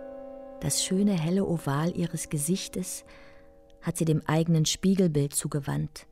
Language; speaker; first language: German; native; German